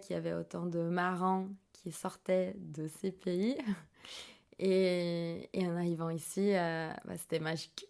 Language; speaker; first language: French; non-native, fluent; Portuguese